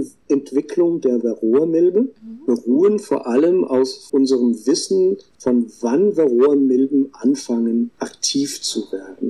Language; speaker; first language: German; non-native, fluent; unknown